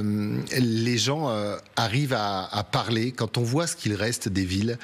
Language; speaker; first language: French; native; French